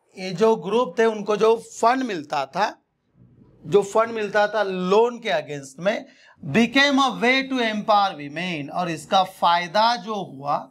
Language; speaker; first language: Hindi; non-native, local second language; Marathi